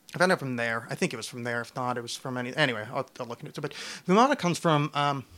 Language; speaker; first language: English; native; English